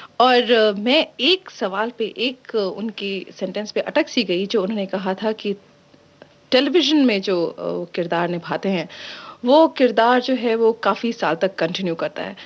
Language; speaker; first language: Hindi; native; Hindi